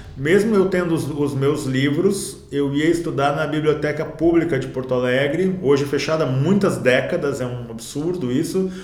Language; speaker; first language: Portuguese; native; Portuguese